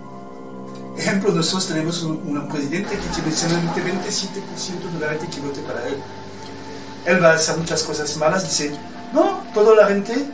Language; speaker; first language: Spanish; non-native, fluent; French